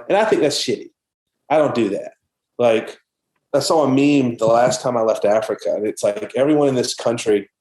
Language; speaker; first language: English; native; English